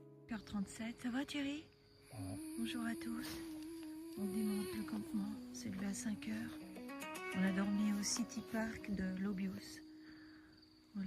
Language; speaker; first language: French; native; French